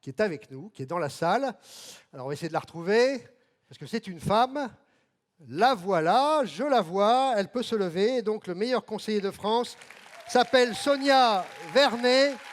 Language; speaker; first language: French; native; French